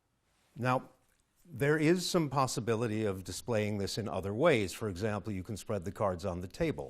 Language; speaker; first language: English; native; English